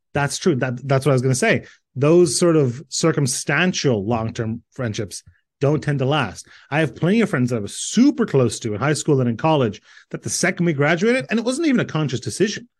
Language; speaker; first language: English; early bilingual, other home language; Croatian